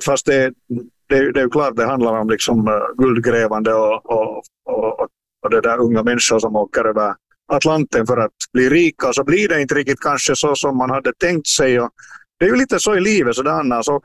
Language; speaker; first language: Swedish; native; Swedish